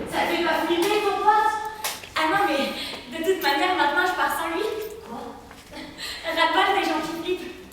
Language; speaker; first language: French; native; French